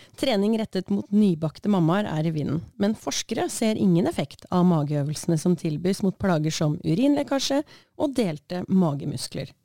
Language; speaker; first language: Norwegian; native; Norwegian